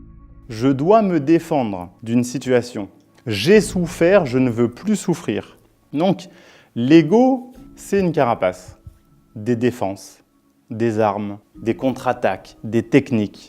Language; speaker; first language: French; native; French